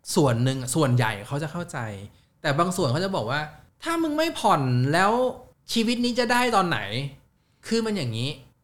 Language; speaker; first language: Thai; native; Thai